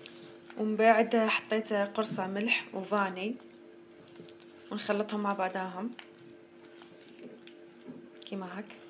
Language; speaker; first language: Arabic; native; Arabic